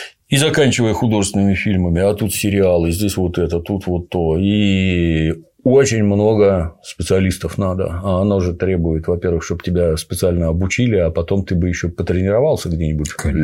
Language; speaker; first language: Russian; native; Russian